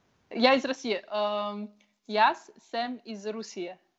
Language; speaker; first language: Russian; non-native, learner; Slovenian